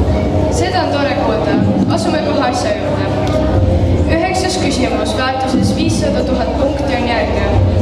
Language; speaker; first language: Estonian; native; Estonian